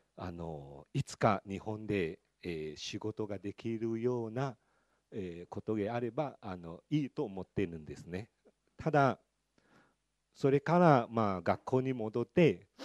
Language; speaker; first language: Japanese; non-native, fluent; Chinese